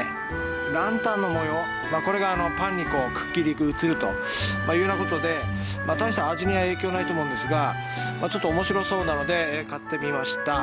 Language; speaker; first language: Japanese; native; Japanese